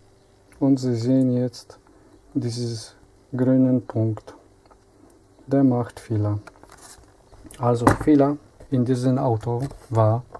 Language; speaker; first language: German; non-native, learner; Polish